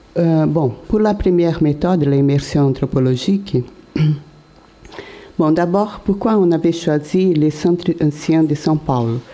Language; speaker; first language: French; non-native, learner; Portuguese